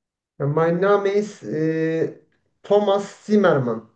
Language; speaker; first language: German; non-native, learner; Turkish